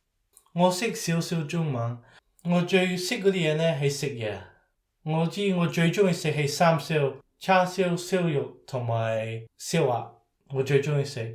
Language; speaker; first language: Cantonese; early bilingual, heritage; Cantonese